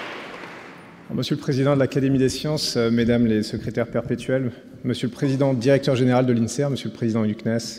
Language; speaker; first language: French; native; French